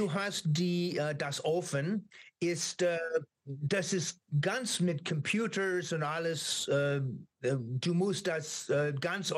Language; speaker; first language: German; non-native, learner; English